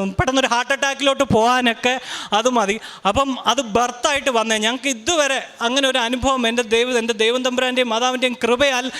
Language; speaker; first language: Malayalam; early bilingual, heritage; Malayalam